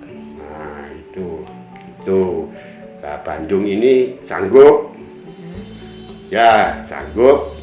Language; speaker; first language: Indonesian; non-native, local second language; Javanese